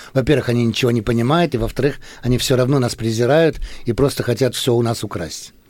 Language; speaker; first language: Russian; early bilingual, heritage; Russian